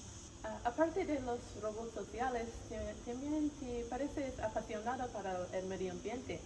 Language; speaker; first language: Spanish; non-native, learner; English